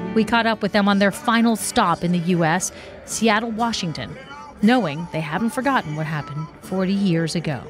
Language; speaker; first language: English; native; English